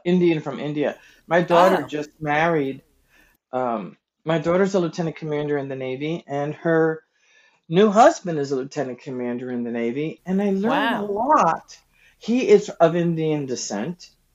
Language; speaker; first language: English; native; English